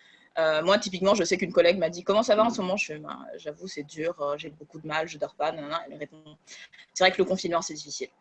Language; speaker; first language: French; native; French